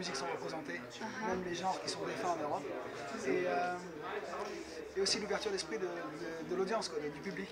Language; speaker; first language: French; native; French